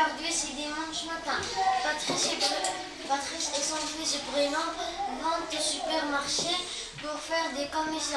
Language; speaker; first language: French; non-native, learner; Arabic